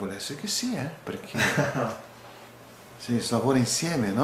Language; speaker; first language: Italian; non-native, learner; Portuguese